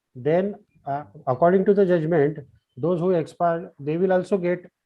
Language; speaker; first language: English; non-native, local second language; Marathi